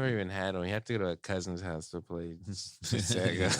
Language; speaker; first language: English; native; English